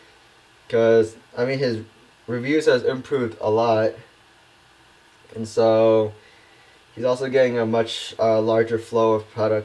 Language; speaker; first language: English; native; English